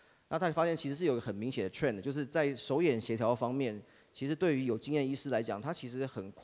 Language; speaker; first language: Chinese; native; Chinese